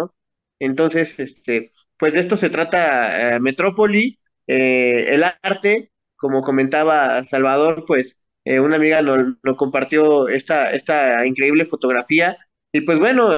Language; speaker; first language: Spanish; native; Spanish